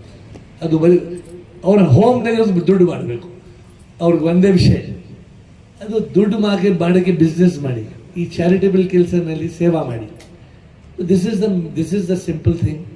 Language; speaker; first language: Kannada; non-native, local second language; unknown